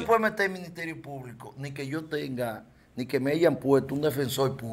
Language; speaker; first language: Spanish; native; Spanish